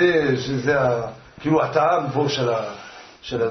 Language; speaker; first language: Hebrew; non-native, fluent; French